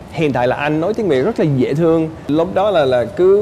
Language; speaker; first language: Vietnamese; non-native, fluent; English